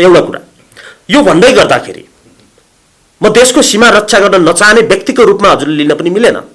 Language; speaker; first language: Nepali; native; Nepali